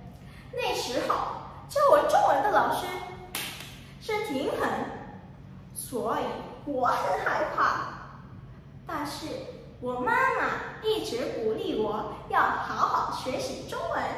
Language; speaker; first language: Chinese; non-native, learner; Indonesian